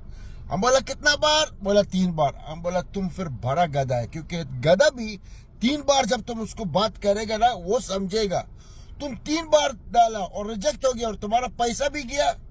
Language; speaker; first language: Hindi; non-native, learner; Arabic